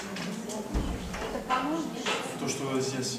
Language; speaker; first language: Russian; non-native, learner; French